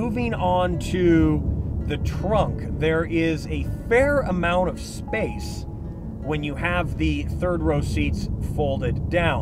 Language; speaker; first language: English; native; English